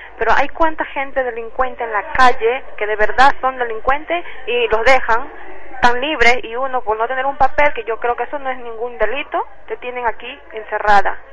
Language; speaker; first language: Spanish; native; Spanish